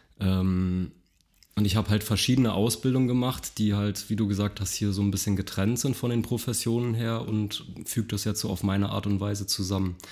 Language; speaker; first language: German; native; German